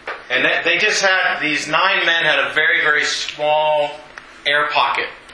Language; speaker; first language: English; native; English